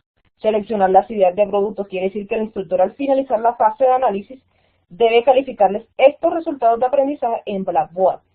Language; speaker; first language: Spanish; native; Spanish